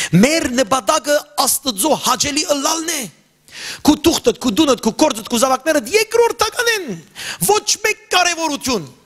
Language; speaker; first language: Armenian; early bilingual, heritage; Armenian